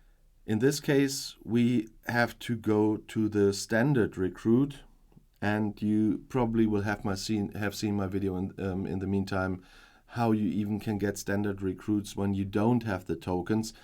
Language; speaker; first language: English; non-native, fluent; German